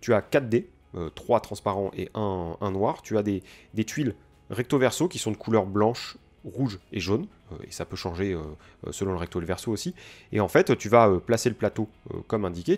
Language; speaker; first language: French; native; French